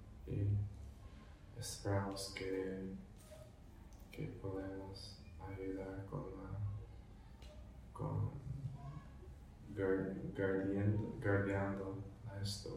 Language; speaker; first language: Spanish; non-native, learner; English